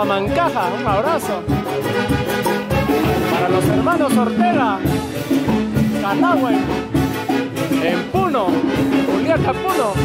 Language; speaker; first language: Spanish; native; Spanish